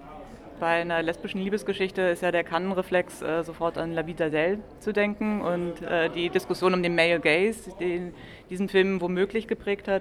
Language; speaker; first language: German; native; German